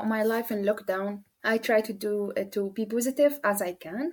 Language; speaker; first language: English; non-native, learner; Arabic